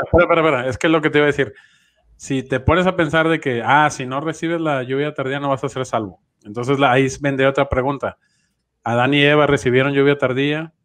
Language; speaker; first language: Spanish; native; Spanish